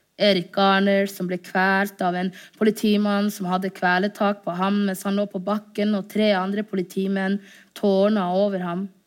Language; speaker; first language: Norwegian; early bilingual, other home language; Somali